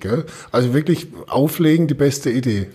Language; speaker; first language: German; native; German